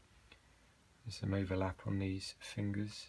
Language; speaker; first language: English; native; English